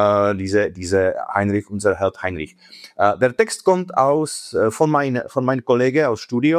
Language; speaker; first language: German; non-native, fluent; Czech